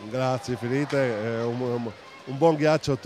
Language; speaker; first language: Italian; native; Italian